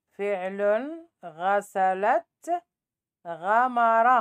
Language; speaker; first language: Arabic; native; Arabic